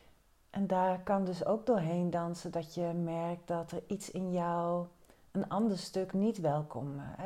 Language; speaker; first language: Dutch; native; Dutch